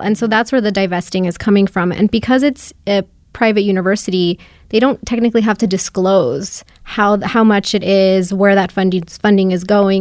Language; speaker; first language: English; early bilingual, other home language; Spanish